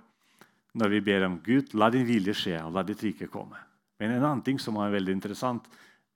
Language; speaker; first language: Norwegian; non-native, fluent; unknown